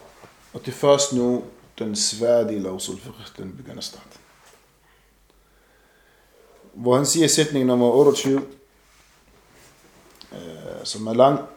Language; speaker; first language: Danish; non-native, fluent; Arabic